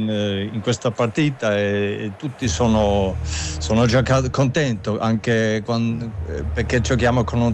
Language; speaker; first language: Italian; non-native, learner; German